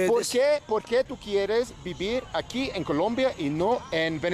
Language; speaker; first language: Spanish; non-native, learner; English